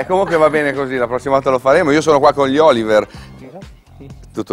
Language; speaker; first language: Italian; native; Italian